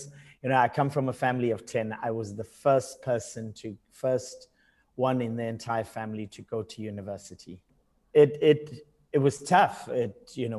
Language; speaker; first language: English; non-native, local second language; Zulu